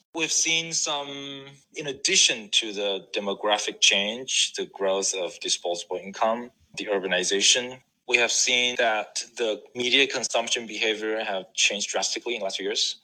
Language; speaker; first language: English; non-native, fluent; Chinese